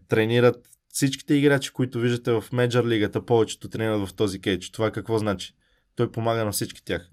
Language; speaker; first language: Bulgarian; early bilingual, heritage; Bulgarian